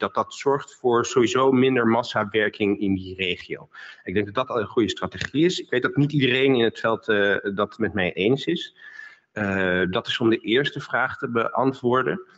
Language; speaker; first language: Dutch; native; Dutch